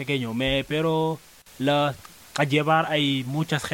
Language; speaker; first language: Spanish; non-native, learner; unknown